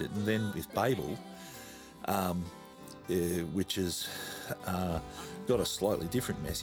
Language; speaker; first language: English; native; English